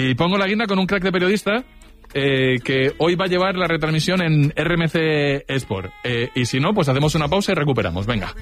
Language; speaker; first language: Spanish; native; Spanish